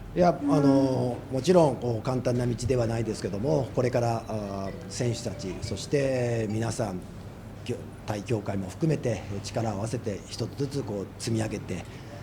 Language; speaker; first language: Japanese; native; Japanese